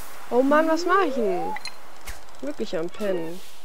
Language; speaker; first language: German; native; German